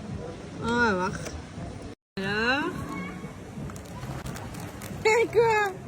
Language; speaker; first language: French; native; French